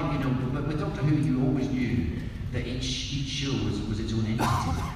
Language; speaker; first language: English; native; English